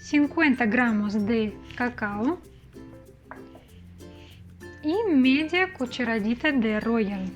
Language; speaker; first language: Spanish; non-native, fluent; Russian